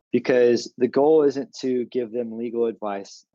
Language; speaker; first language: English; native; English